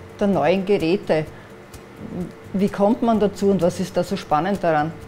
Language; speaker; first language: German; native; German